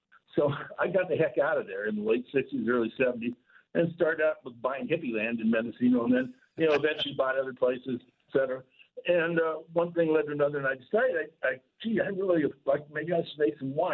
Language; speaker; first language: English; native; English